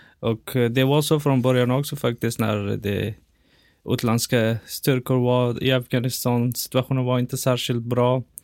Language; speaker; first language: Swedish; non-native, fluent; Persian